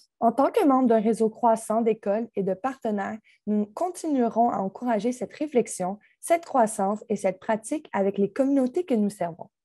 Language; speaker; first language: French; native; French